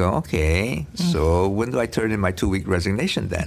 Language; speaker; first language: English; early bilingual, other home language; Korean